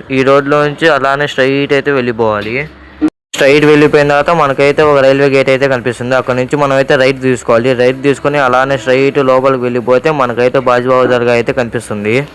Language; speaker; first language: Telugu; non-native, local second language; Urdu